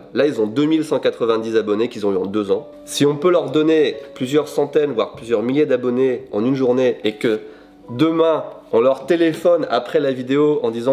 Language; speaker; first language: French; native; French